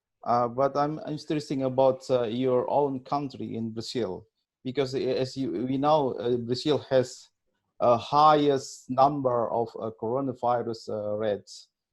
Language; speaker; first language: English; non-native, learner; Indonesian